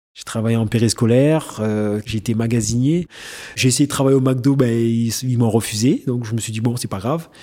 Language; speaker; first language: French; native; French